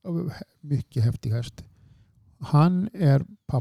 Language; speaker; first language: Swedish; non-native, fluent; Icelandic